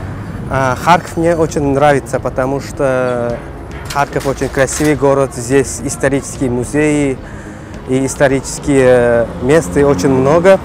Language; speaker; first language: Russian; non-native, learner; Uzbek